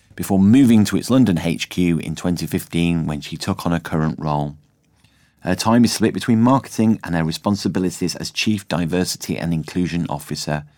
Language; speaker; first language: English; native; English